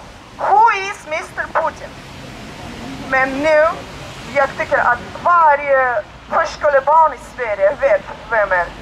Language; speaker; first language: Swedish; non-native, learner; Russian